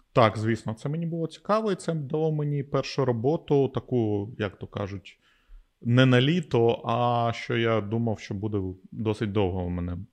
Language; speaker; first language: Ukrainian; non-native, local second language; Russian